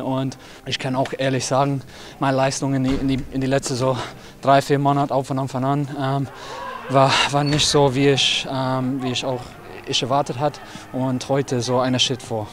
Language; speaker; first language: German; non-native, learner; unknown